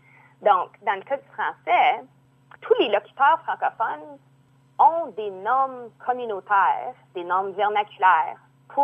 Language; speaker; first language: French; native; French